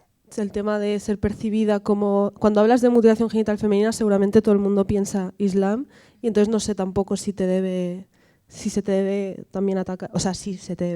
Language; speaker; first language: Spanish; native; Spanish